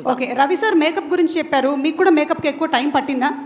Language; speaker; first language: Telugu; native; Telugu